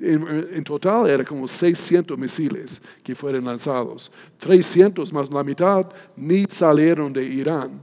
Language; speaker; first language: Spanish; non-native, fluent; English